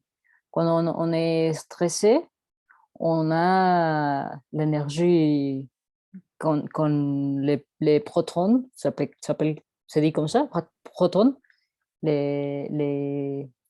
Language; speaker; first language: French; non-native, learner; Spanish